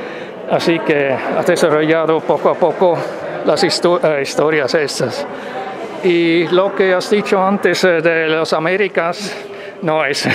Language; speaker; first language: Spanish; non-native, fluent; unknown